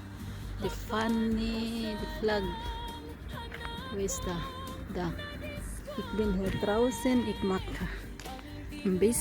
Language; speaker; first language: German; non-native, learner; Cebuano